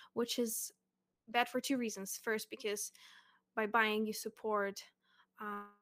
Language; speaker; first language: English; early bilingual, other home language; Russian